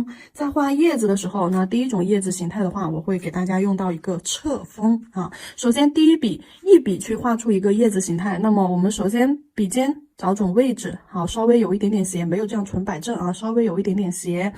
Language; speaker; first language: Chinese; native; Chinese